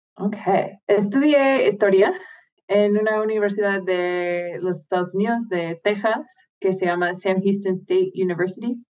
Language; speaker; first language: Spanish; non-native, fluent; English